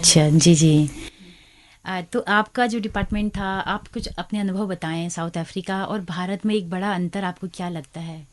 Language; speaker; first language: Hindi; native; Hindi